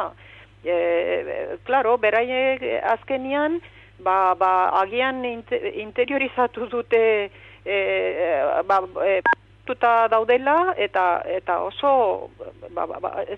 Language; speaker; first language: Basque; non-native, fluent; Romanian